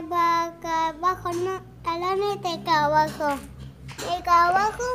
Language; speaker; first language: Spanish; native; Spanish